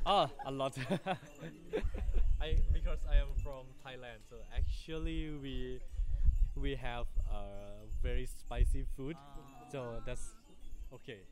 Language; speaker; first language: English; non-native, learner; Thai